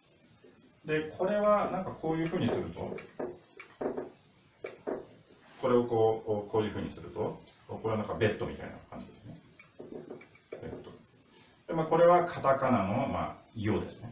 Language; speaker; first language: Japanese; non-native, fluent; Russian